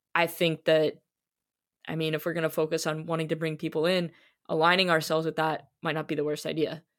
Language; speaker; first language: English; native; English